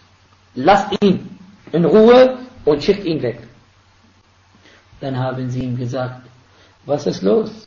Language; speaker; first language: German; non-native, fluent; Arabic